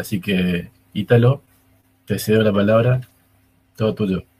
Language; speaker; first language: Spanish; native; Spanish